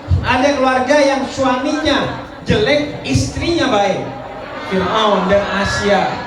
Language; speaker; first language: Indonesian; non-native, local second language; Madurese